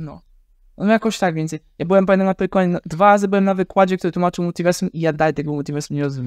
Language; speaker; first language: Polish; native; Polish